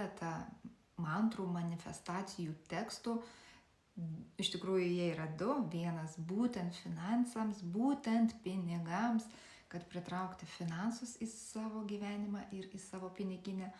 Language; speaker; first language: Lithuanian; native; Lithuanian